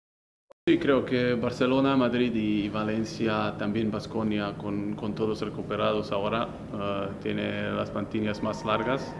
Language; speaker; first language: Spanish; non-native, fluent; Slovenian